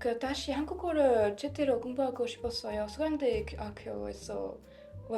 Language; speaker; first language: Korean; non-native, learner; French